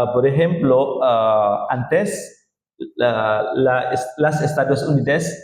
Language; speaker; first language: Spanish; non-native, learner; Indonesian